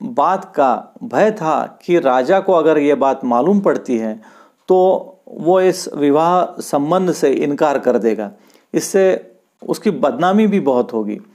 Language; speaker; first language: Hindi; non-native, local second language; Marathi